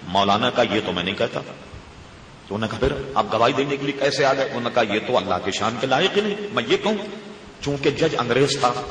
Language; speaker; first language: Urdu; native; Urdu